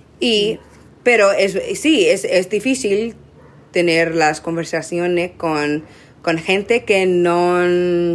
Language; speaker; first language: Spanish; non-native, learner; English